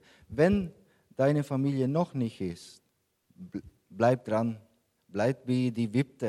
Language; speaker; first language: German; non-native, fluent; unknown